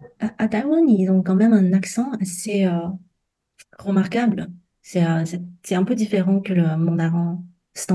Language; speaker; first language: French; non-native, fluent; Chinese